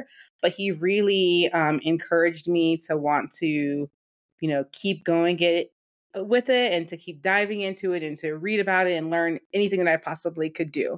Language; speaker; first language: English; native; English